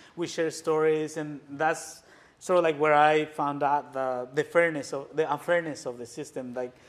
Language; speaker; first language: English; non-native, fluent; Spanish